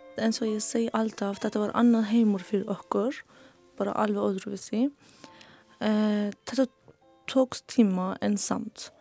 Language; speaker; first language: Icelandic; non-native, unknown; Persian